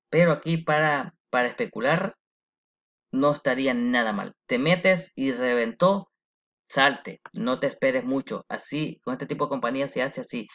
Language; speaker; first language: Spanish; early bilingual, heritage; Spanish